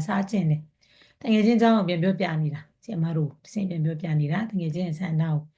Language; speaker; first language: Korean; non-native, fluent; Burmese